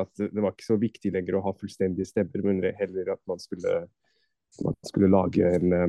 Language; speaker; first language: Norwegian; non-native, fluent; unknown